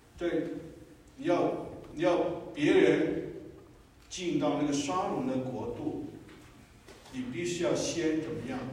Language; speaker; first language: Chinese; non-native, local second language; Cantonese